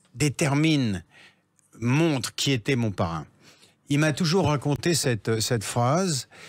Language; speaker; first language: French; native; French